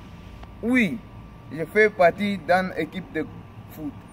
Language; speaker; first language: French; non-native, learner; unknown